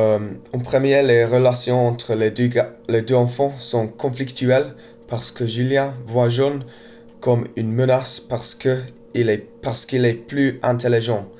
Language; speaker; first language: French; non-native, learner; English